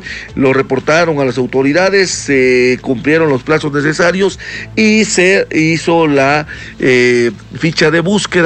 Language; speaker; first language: Spanish; native; Spanish